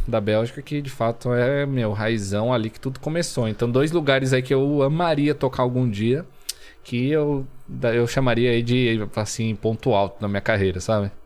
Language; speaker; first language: Portuguese; early bilingual, other home language; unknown